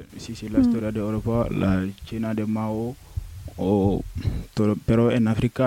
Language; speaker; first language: Spanish; non-native, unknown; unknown